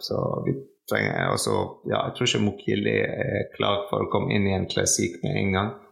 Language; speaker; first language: Norwegian; non-native, fluent; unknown